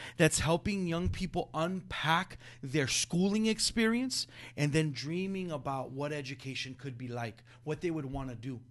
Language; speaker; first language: English; early bilingual, other home language; Spanish